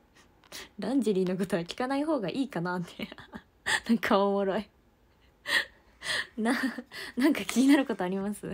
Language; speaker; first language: Japanese; native; Japanese